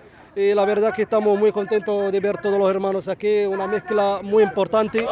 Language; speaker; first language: Spanish; non-native, fluent; Arabic